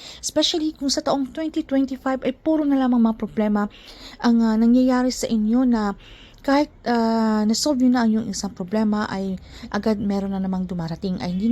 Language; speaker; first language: Filipino; native; Filipino